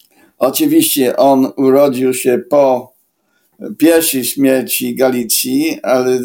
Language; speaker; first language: Polish; non-native, fluent; English